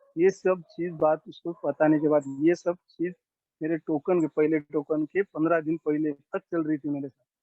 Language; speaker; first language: Hindi; non-native, local second language; Marathi